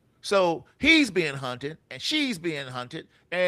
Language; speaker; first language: English; native; English